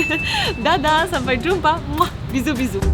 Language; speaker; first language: Indonesian; non-native, fluent; Polish